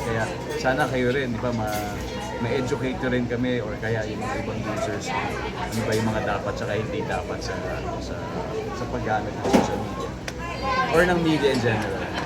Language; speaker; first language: Filipino; native; Filipino